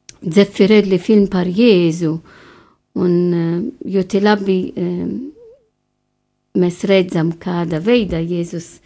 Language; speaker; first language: Latvian; non-native, fluent; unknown